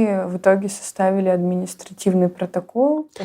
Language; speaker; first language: Russian; native; Russian